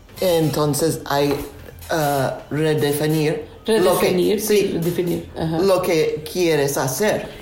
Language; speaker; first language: Spanish; non-native, learner; English